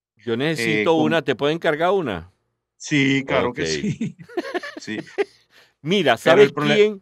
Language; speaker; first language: Spanish; native; Spanish